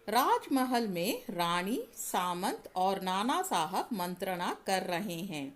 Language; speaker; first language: Hindi; non-native, local second language; Tamil